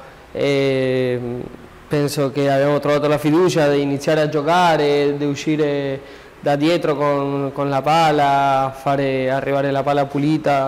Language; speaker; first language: Italian; non-native, learner; Spanish